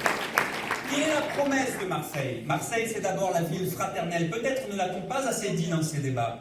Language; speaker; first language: French; native; French